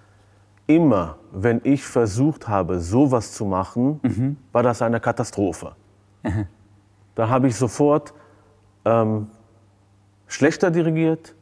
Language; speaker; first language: German; non-native, fluent; Hebrew